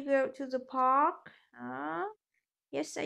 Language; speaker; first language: English; non-native, fluent; Vietnamese